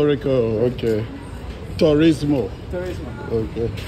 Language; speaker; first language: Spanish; non-native, learner; English